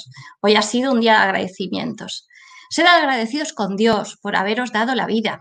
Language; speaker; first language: Spanish; native; Spanish